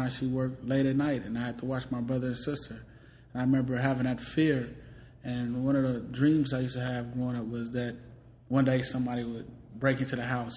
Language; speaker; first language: English; native; English